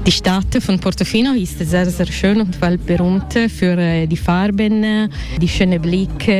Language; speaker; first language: German; non-native, learner; Italian